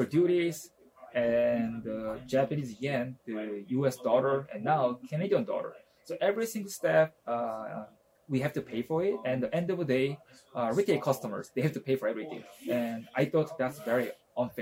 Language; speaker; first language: English; non-native, fluent; Japanese